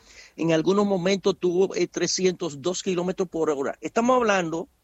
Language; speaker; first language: Spanish; native; Spanish